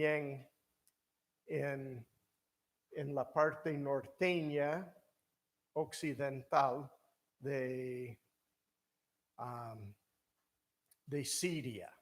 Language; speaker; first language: Spanish; non-native, fluent; English